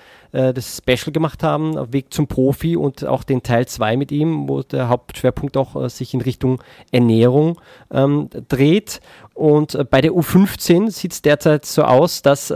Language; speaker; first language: German; native; German